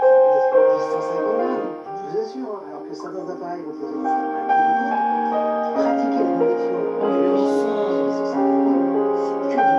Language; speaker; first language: French; native; French